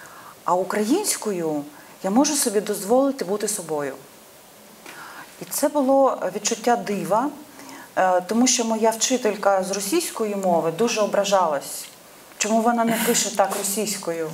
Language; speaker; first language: Ukrainian; non-native, local second language; Russian